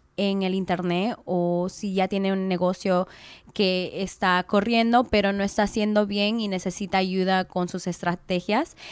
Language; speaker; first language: Spanish; early bilingual, heritage; Spanish